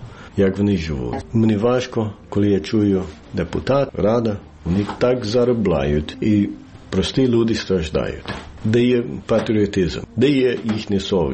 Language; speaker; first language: Ukrainian; early bilingual, heritage; English